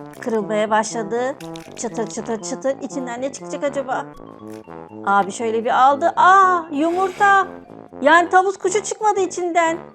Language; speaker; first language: Turkish; native; Turkish